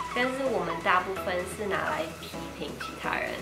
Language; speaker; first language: Chinese; non-native, fluent; English